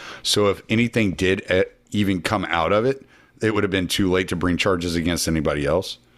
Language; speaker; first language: English; native; English